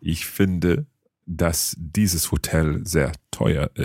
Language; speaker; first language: German; non-native, fluent; English